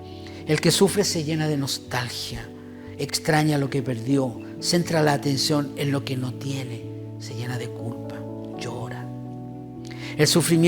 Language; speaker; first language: Spanish; native; Spanish